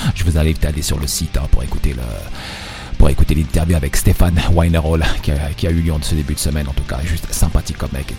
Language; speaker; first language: French; native; French